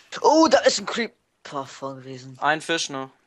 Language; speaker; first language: German; native; German